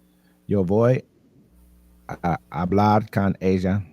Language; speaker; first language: Spanish; non-native, learner; English